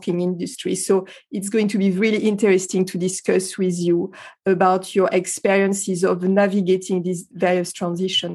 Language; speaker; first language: English; non-native, fluent; French